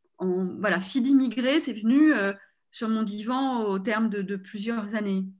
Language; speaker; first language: French; native; French